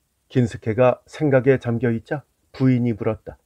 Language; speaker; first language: Korean; native; Korean